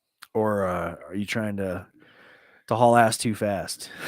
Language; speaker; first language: English; native; English